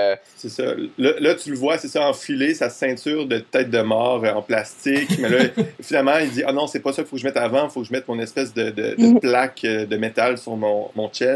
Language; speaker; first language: French; native; French